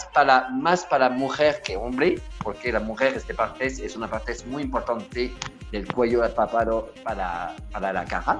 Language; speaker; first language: Spanish; non-native, learner; French